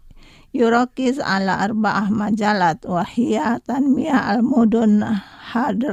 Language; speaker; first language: Arabic; non-native, fluent; Indonesian